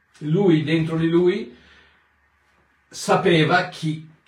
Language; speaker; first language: Italian; native; Italian